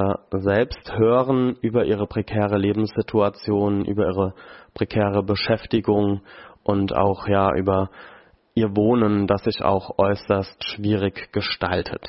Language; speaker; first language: German; native; German